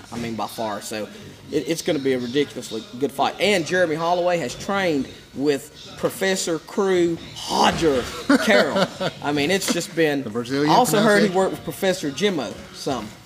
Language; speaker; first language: English; native; English